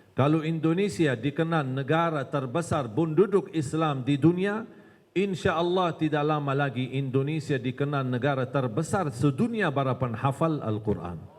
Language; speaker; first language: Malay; non-native, fluent; Arabic